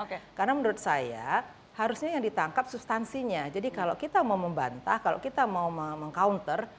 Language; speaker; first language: Indonesian; native; Indonesian